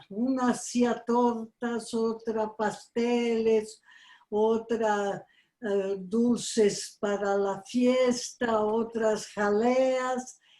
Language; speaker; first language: Spanish; non-native, fluent; Portuguese